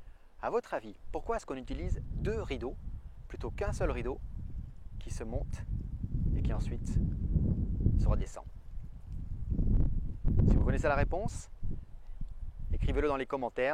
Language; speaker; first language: French; native; French